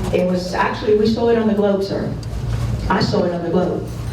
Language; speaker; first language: English; non-native, fluent; Spanish